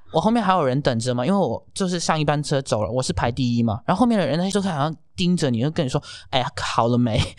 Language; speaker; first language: Chinese; non-native, fluent; Cantonese